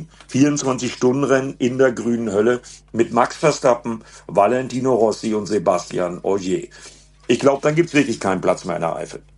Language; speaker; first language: German; native; German